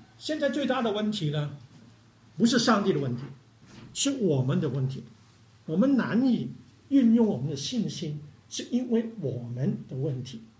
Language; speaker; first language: Chinese; non-native, local second language; Cantonese